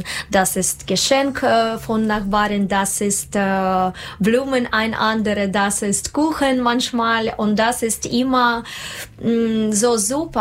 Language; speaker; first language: German; non-native, learner; Russian